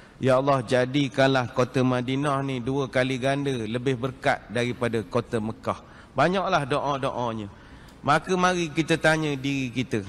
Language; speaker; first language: Malay; native; Malay